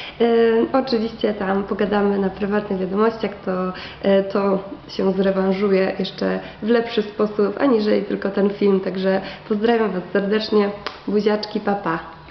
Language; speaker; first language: Polish; native; Polish